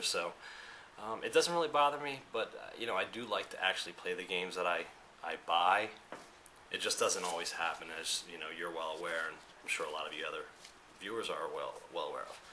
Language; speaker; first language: English; early bilingual, other home language; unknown